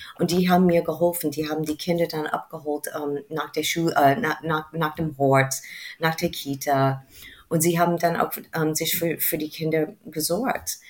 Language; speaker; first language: German; non-native, fluent; English